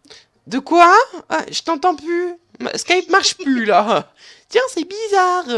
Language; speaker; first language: French; native; French